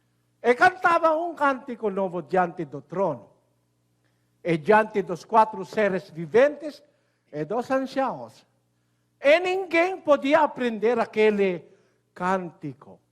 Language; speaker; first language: Portuguese; non-native, learner; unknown